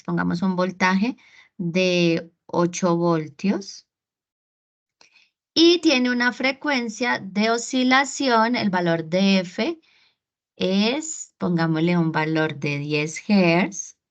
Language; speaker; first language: Spanish; native; Spanish